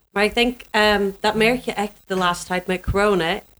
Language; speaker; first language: Dutch; non-native, learner; English